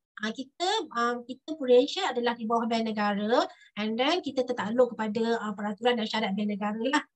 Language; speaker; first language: Malay; native; Malay